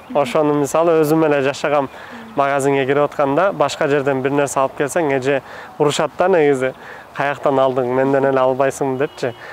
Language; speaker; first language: Kyrgyz; non-native, fluent; Turkish